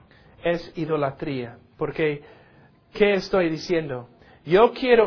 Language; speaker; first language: Spanish; non-native, learner; English